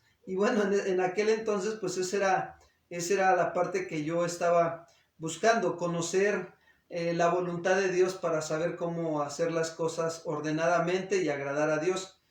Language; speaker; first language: Spanish; native; Spanish